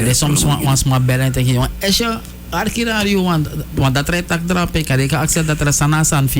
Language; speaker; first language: Dutch; native; Dutch